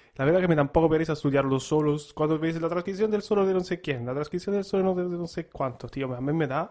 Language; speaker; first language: Spanish; non-native, fluent; Italian